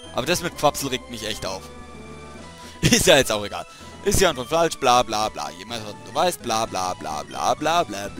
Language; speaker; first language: German; native; German